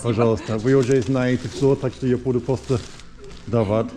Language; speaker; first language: Russian; non-native, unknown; English